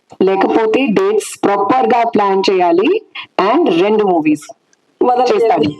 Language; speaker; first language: Telugu; non-native, fluent; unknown